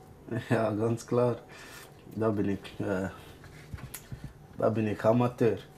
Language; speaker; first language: German; early bilingual, other home language; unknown